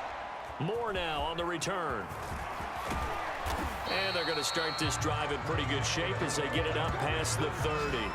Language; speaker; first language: English; native; English